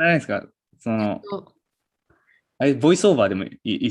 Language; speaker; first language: Japanese; native; Japanese